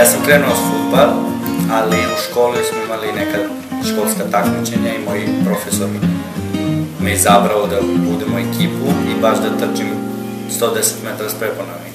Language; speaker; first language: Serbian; early bilingual, heritage; Serbian